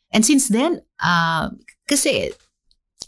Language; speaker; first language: English; non-native, local second language; Filipino